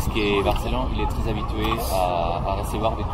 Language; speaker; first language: French; non-native, fluent; Spanish